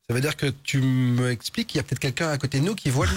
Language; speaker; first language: French; native; French